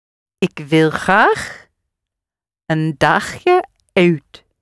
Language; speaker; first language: Dutch; non-native, learner; English